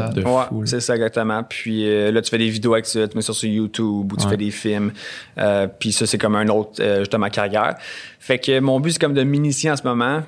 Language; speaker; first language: French; native; French